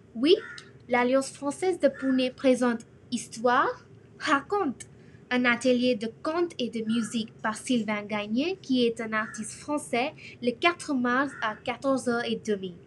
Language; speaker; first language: French; non-native, learner; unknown